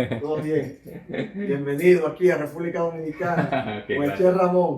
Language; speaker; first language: Spanish; native; Spanish